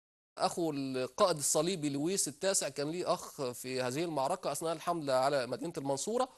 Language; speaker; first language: Arabic; native; Arabic